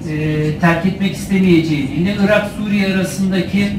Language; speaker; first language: Turkish; native; Turkish